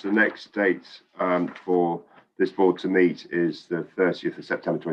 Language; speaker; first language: English; native; English